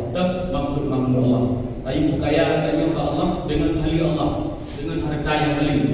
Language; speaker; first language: Malay; non-native, local second language; Achinese